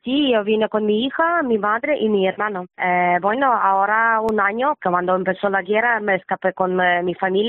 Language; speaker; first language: Spanish; non-native, learner; Ukrainian